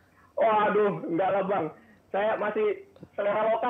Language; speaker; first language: Indonesian; native; Indonesian